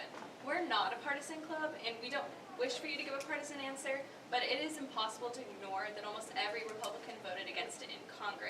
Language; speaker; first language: English; native; English